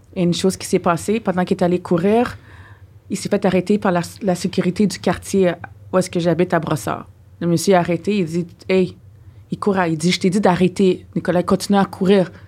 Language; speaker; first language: French; non-native, fluent; English